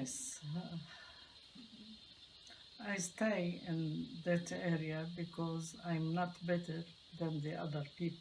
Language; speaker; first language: English; non-native, learner; Arabic